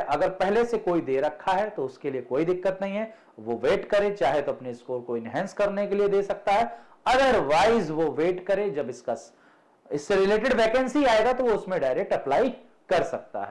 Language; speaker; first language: Hindi; native; Hindi